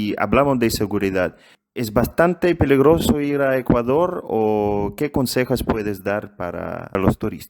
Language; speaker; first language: Spanish; non-native, fluent; Russian